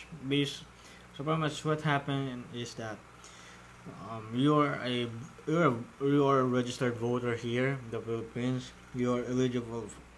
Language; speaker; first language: English; non-native, local second language; Filipino